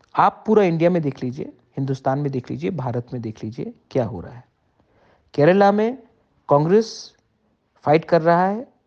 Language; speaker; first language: Hindi; non-native, local second language; Kok Borok